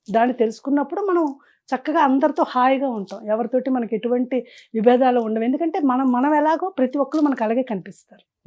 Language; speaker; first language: Telugu; native; Telugu